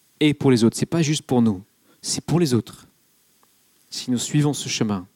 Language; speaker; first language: French; non-native, fluent; English